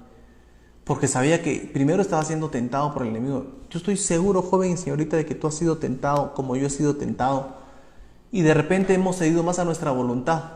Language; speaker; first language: Spanish; native; Spanish